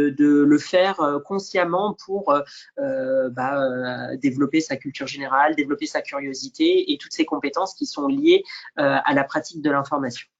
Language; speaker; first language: French; native; French